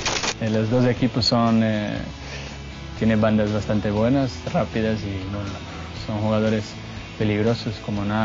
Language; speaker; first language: Spanish; non-native, fluent; Portuguese